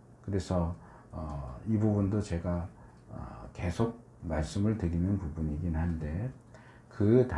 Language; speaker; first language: Korean; native; Korean